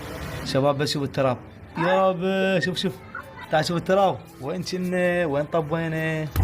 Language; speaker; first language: Arabic; native; Arabic